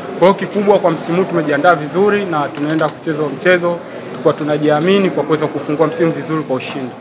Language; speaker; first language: Swahili; native; Swahili